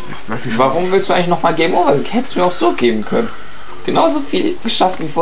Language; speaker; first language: German; early bilingual, other home language; Turkish